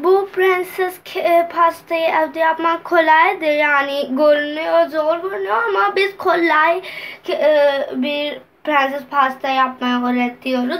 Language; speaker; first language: Turkish; non-native, learner; Urdu